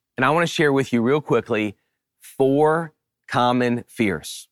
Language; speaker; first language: English; native; English